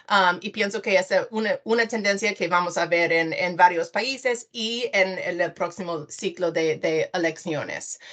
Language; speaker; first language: Spanish; non-native, fluent; English